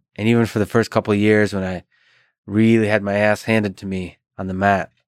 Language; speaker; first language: English; early bilingual, other home language; Russian